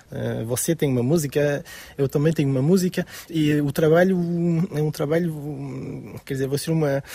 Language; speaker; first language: Portuguese; early bilingual, heritage; French